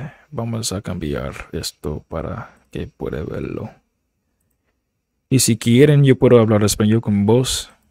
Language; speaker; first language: Spanish; non-native, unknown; English